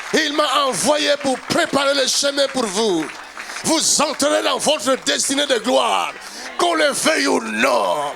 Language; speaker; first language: French; non-native, local second language; Lingala